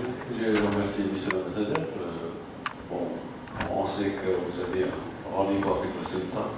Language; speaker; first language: French; non-native, fluent; Indonesian